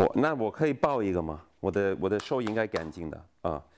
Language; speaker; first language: Chinese; non-native, fluent; English